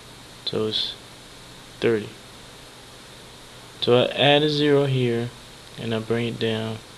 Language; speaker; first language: English; native; English